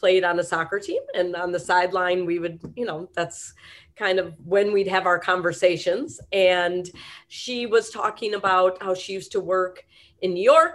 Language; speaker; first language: English; native; English